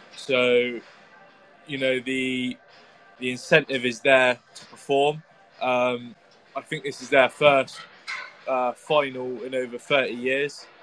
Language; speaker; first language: English; native; English